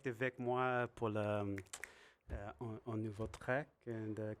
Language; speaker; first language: French; non-native, learner; English